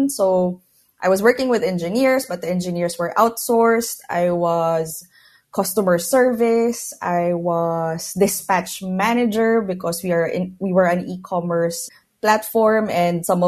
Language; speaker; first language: English; non-native, local second language; Filipino